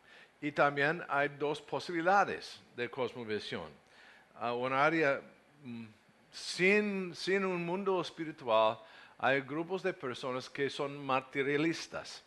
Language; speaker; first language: Spanish; non-native, learner; English